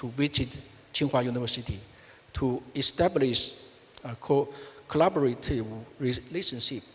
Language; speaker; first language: English; non-native, fluent; Chinese